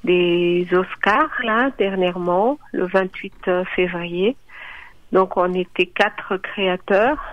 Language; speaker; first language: French; non-native, local second language; Malagasy